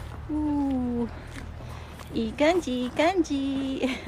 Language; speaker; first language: Japanese; non-native, fluent; Filipino